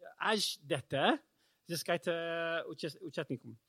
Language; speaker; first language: Czech; non-native, learner; English